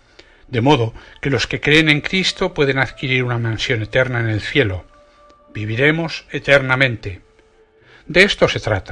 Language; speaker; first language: Spanish; native; Spanish